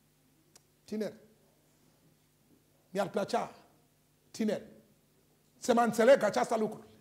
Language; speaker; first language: Romanian; non-native, learner; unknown